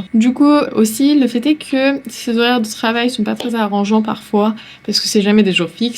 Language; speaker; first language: French; native; French